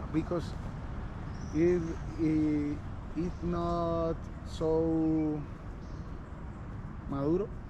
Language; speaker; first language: English; non-native, learner; Spanish